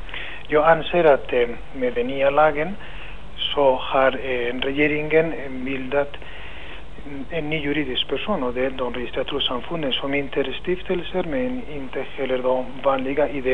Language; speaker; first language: Swedish; non-native, fluent; Spanish